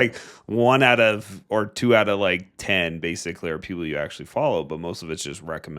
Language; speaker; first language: English; native; English